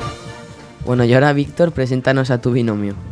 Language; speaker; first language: Spanish; native; Spanish